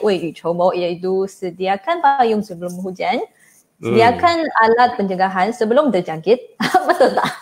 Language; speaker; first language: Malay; non-native, fluent; Chinese